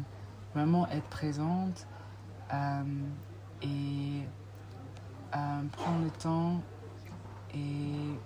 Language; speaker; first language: French; non-native, fluent; English